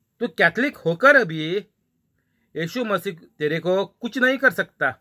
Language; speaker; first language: Hindi; non-native, local second language; Marathi